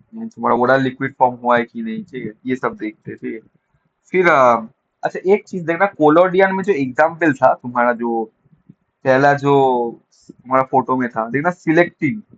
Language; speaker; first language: Hindi; non-native, local second language; Bangla